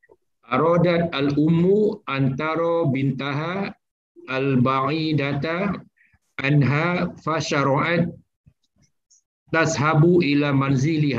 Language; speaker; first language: Arabic; non-native, learner; Malay